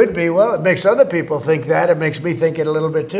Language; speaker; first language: English; native; English